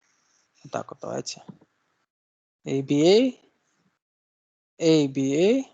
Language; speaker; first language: Russian; native; Russian